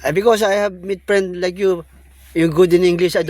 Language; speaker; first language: English; non-native, local second language; Filipino